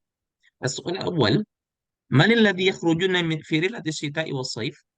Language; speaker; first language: Arabic; non-native, fluent; Indonesian